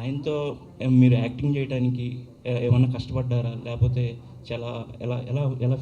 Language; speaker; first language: Telugu; native; Telugu